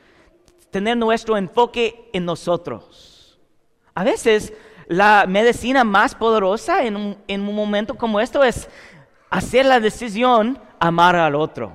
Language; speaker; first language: Spanish; non-native, learner; English